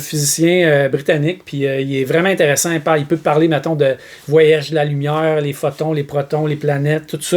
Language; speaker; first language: French; native; French